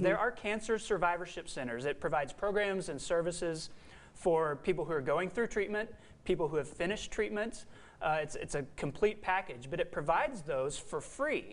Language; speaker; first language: English; native; English